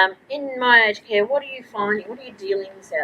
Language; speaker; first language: English; native; English